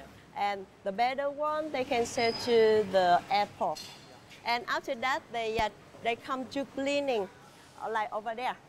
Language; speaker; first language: English; non-native, learner; Vietnamese